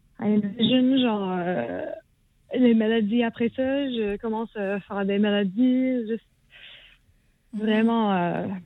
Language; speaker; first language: French; non-native, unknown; English